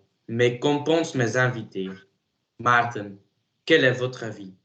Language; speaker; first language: French; non-native, learner; Dutch